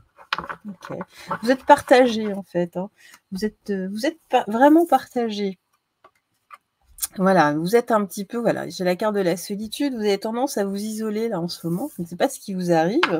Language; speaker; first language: French; native; French